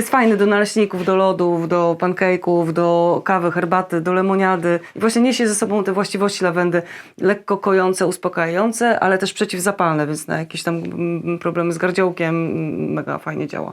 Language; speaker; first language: Polish; native; Polish